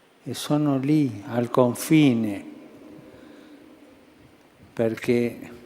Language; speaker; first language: Italian; early bilingual, heritage; Spanish